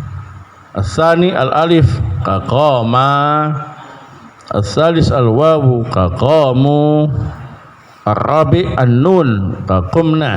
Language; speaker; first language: Arabic; non-native, fluent; Indonesian